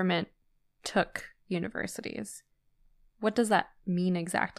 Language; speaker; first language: English; native; English